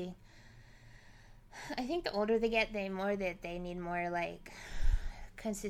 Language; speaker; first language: English; native; English